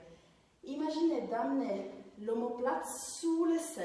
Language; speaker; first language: French; non-native, fluent; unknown